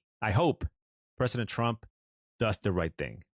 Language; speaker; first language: English; native; English